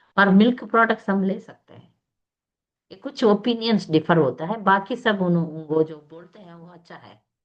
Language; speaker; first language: Hindi; non-native, local second language; Tamil